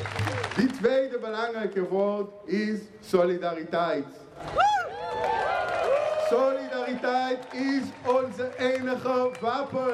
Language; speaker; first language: Dutch; non-native, fluent; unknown